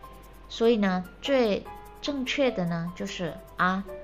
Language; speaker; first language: Chinese; non-native, fluent; Indonesian